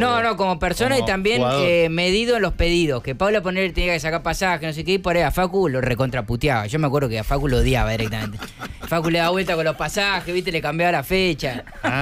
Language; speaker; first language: Spanish; native; Spanish